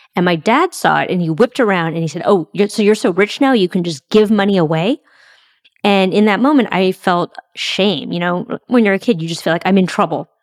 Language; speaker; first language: English; native; English